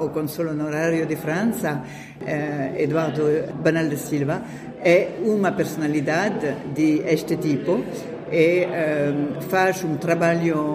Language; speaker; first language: Portuguese; non-native, fluent; French